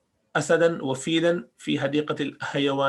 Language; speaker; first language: Arabic; non-native, fluent; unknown